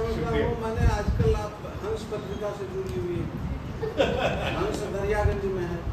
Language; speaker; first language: Hindi; native; Hindi